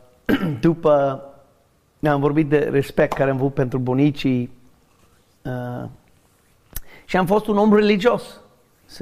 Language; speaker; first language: Romanian; non-native, learner; English